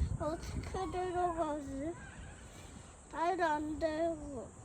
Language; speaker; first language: Korean; early bilingual, other home language; Uzbek